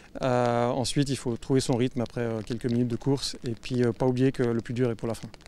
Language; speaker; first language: French; native; French